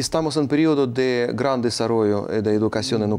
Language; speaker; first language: Spanish; non-native, fluent; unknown